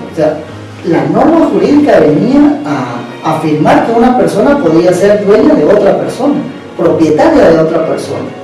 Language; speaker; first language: Spanish; native; Spanish